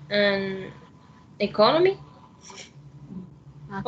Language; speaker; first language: English; non-native, learner; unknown